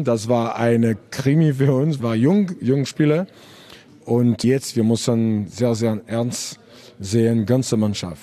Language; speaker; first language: German; non-native, learner; French